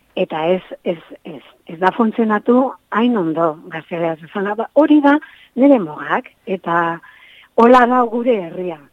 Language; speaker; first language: Basque; non-native, local second language; Spanish